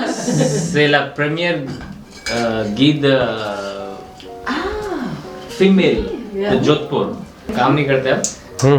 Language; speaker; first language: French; non-native, fluent; Hindi